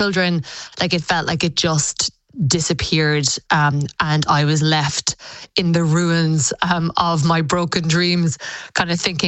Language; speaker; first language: English; native; English